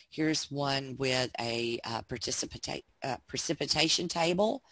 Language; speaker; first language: English; native; English